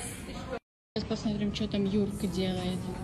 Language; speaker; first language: Russian; native; Russian